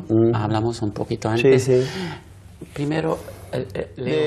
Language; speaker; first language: Spanish; non-native, learner; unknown